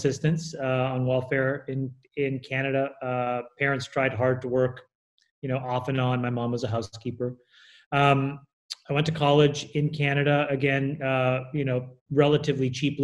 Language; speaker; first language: English; native; English